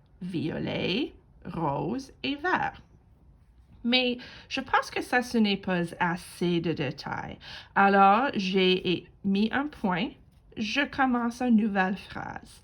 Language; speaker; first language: French; non-native, fluent; English